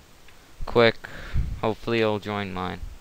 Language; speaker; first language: English; native; English